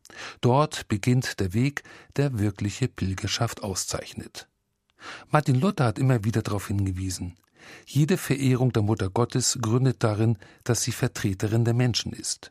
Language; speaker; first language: German; native; German